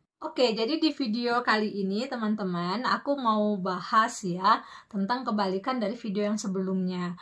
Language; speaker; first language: Indonesian; native; Indonesian